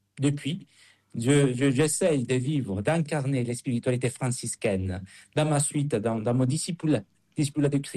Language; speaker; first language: French; non-native, fluent; Spanish